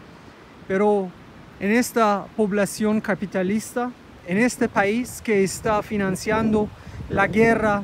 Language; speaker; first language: Spanish; non-native, fluent; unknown